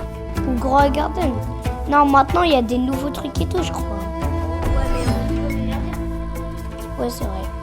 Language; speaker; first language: French; native; French